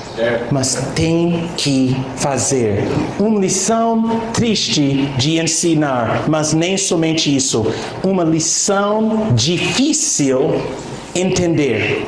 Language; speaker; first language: Portuguese; non-native, fluent; English